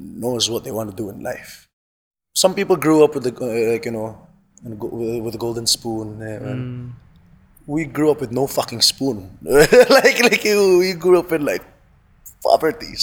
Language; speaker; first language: English; non-native, local second language; Cebuano